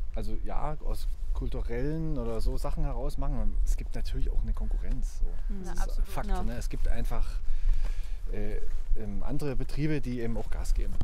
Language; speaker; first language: German; native; German